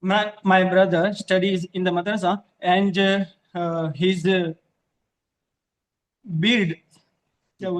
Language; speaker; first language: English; non-native, learner; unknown